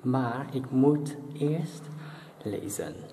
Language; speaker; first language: Dutch; non-native, local second language; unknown